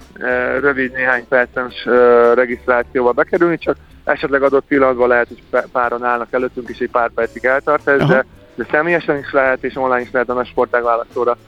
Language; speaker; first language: Hungarian; native; Hungarian